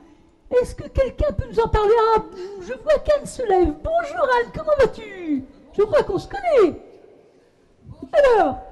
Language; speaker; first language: French; native; French